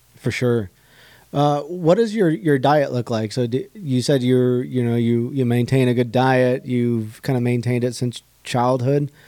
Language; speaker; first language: English; native; English